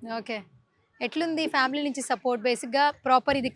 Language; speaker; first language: Telugu; native; Telugu